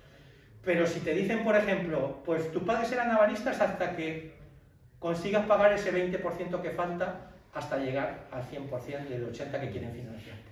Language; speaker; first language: Spanish; native; Spanish